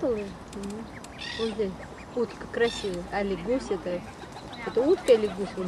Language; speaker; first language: Russian; native; Russian